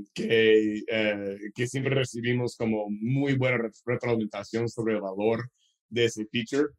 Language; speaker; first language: Spanish; non-native, fluent; English